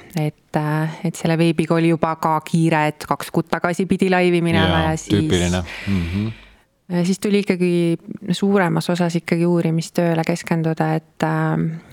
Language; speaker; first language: Estonian; native; Estonian